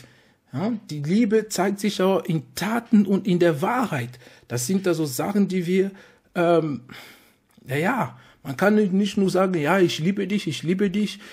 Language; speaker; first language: German; non-native, fluent; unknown